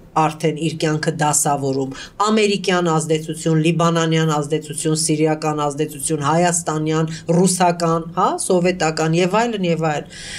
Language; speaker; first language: Armenian; early bilingual, heritage; Armenian